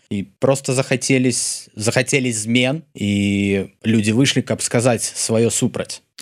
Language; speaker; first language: Belarusian; non-native, local second language; Russian